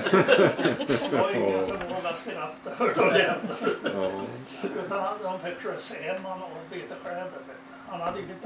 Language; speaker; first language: Swedish; native; Swedish